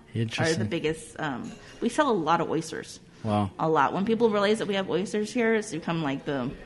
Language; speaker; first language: English; native; English